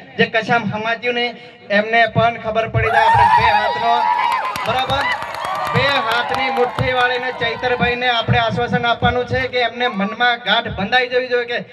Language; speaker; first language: Gujarati; non-native, local second language; Rathawi